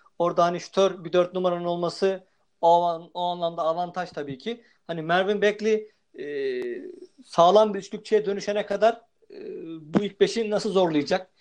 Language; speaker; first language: Turkish; native; Turkish